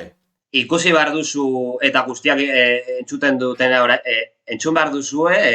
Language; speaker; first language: Basque; non-native, local second language; Spanish